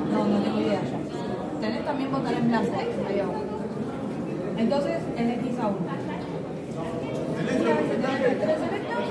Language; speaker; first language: Spanish; native; Spanish